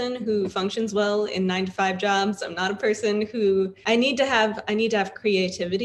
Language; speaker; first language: English; native; English